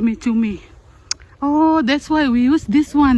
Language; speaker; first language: English; non-native, learner; Indonesian